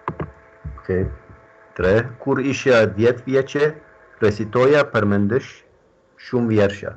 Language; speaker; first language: Albanian; non-native, learner; Turkish